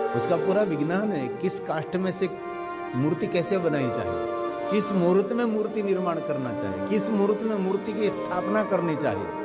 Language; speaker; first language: Hindi; non-native, local second language; Gujarati